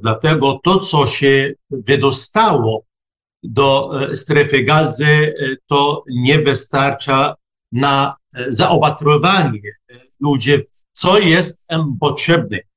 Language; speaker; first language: Polish; non-native, fluent; Arabic